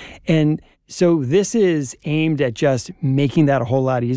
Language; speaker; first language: English; native; English